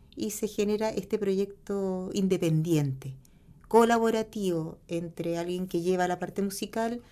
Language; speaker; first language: Spanish; native; Spanish